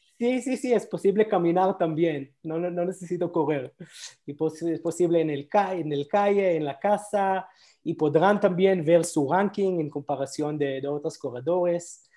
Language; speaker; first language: Spanish; non-native, learner; Hebrew